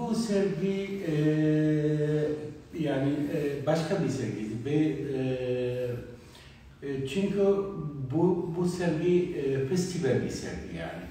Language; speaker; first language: Turkish; non-native, learner; Arabic